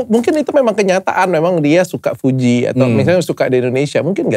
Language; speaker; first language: Indonesian; native; Indonesian